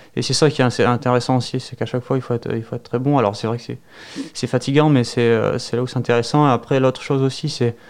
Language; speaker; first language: French; native; French